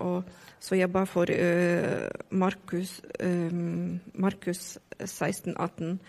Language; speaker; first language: Norwegian; non-native, learner; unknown